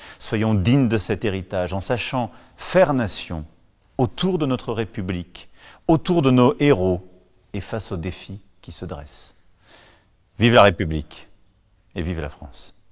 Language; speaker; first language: French; native; French